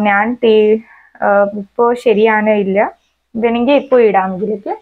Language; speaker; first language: Malayalam; non-native, learner; Hindi